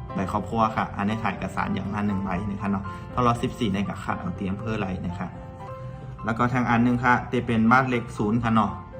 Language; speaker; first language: Thai; non-native, local second language; Shan